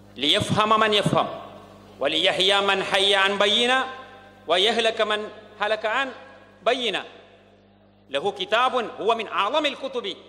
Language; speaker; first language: Arabic; non-native, fluent; Malayalam